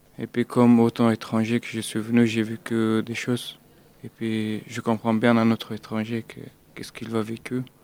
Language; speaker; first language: French; non-native, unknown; Persian